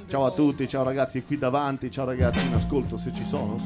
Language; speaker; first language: Italian; native; Italian